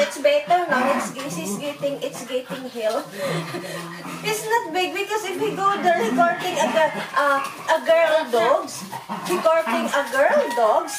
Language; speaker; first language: English; non-native, learner; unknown